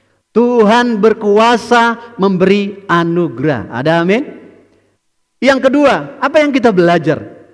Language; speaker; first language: Indonesian; native; Indonesian